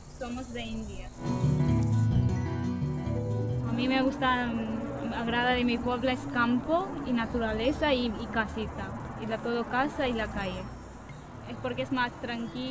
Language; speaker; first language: Spanish; non-native, learner; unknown